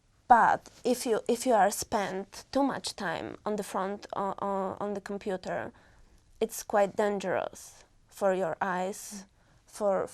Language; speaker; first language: English; non-native, learner; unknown